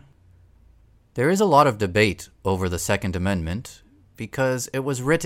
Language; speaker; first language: English; native; English